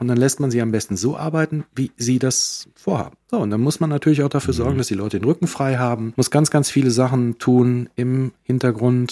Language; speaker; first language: German; native; German